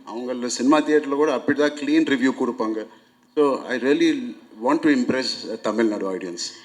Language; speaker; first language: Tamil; non-native, local second language; Telugu